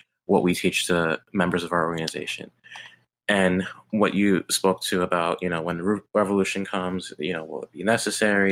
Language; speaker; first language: English; native; English